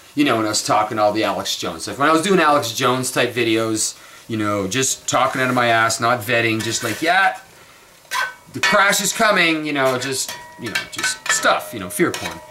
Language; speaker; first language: English; native; English